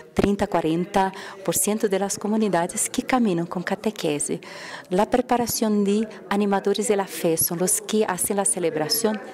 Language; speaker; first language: Spanish; non-native, fluent; Portuguese